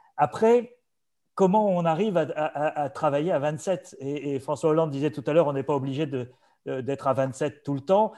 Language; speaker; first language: French; native; French